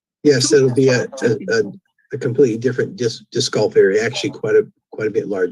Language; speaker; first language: English; native; English